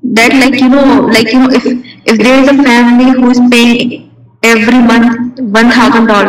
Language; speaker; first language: English; non-native, local second language; Urdu